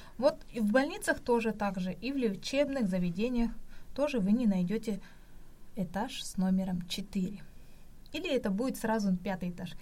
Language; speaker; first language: Russian; non-native, local second language; Kazakh